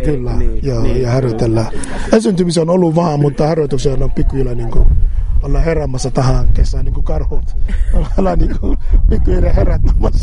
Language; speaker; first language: Finnish; non-native, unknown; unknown